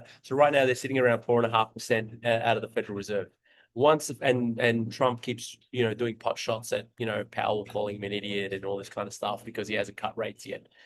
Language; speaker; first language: English; native; English